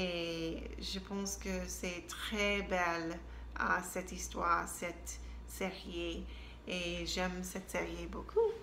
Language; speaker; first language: French; non-native, learner; English